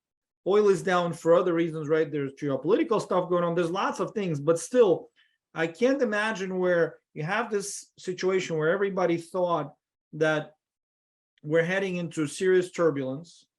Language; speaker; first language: English; non-native, fluent; Russian